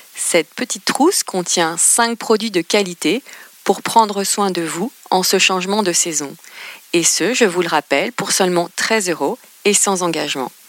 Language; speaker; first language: French; native; French